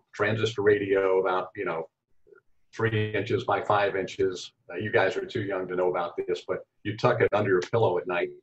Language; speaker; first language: English; native; English